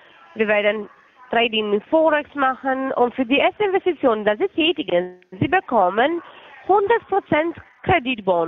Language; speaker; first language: German; non-native, fluent; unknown